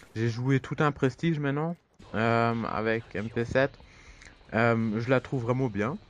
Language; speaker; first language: French; non-native, fluent; German